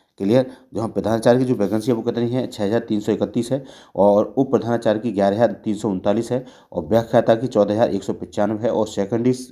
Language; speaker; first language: Hindi; native; Hindi